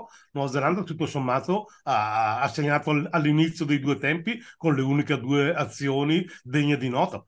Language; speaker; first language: Italian; native; Italian